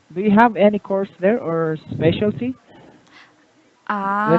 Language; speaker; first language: English; non-native, local second language; Filipino